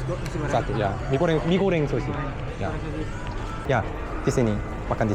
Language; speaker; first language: Indonesian; non-native, learner; Korean